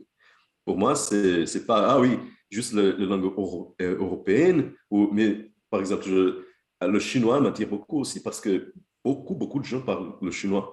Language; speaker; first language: French; non-native, fluent; Portuguese